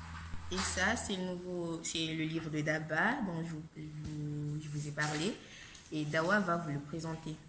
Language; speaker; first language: French; non-native, local second language; Comorian